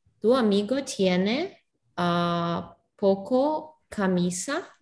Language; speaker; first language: Spanish; non-native, fluent; English